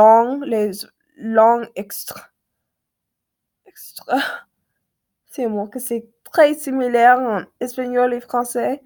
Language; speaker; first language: French; non-native, learner; English